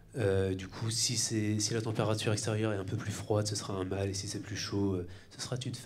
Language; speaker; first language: French; native; French